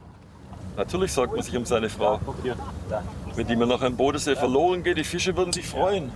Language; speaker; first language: German; native; German